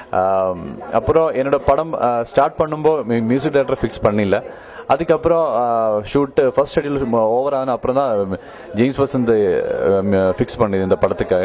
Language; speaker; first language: Tamil; non-native, learner; Malayalam